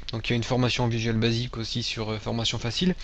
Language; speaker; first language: French; native; French